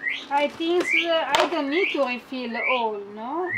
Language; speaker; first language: English; non-native, learner; Italian